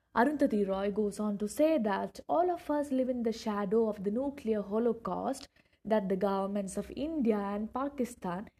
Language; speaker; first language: English; non-native, local second language; Malayalam